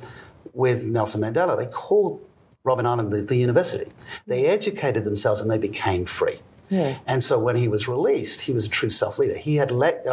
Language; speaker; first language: English; native; English